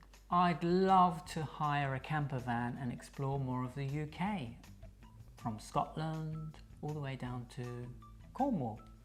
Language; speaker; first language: English; native; English